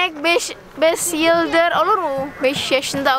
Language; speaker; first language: Turkish; non-native, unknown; Indonesian